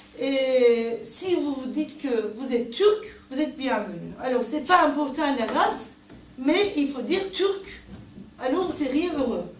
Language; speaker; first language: French; non-native, fluent; Turkish